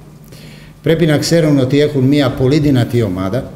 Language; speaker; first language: Greek; non-native, fluent; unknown